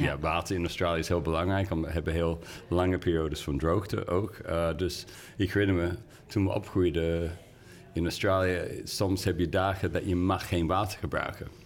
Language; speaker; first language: Dutch; non-native, fluent; English